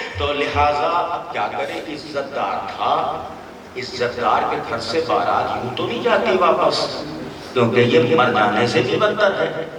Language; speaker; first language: Urdu; native; Urdu